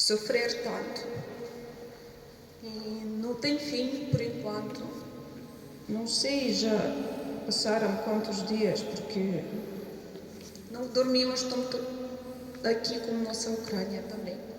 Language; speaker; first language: Portuguese; non-native, fluent; Ukrainian